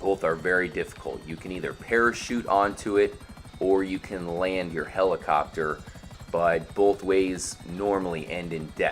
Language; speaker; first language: English; native; English